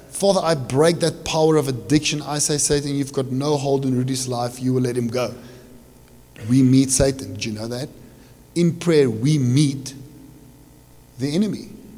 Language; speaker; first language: English; non-native, local second language; Afrikaans